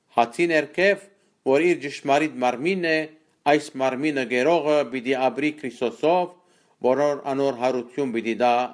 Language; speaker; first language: Armenian; native; Armenian